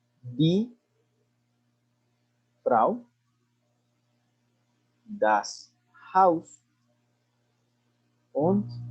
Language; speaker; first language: German; non-native, fluent; Spanish